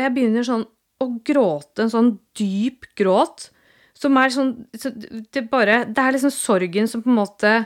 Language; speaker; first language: Norwegian; native; Norwegian